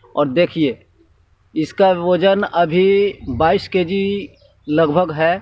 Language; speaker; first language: Hindi; native; Hindi